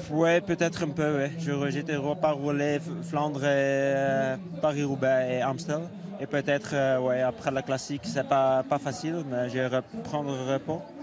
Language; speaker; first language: French; non-native, learner; Dutch